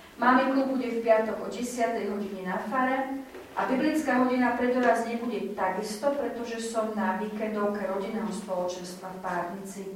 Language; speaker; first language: Slovak; native; Slovak